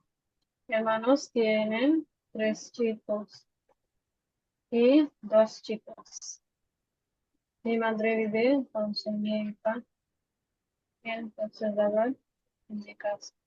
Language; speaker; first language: Spanish; non-native, fluent; Bangla